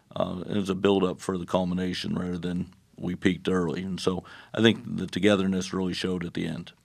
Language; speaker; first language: English; native; English